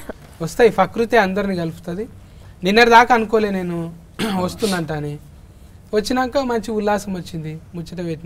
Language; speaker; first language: Telugu; native; Telugu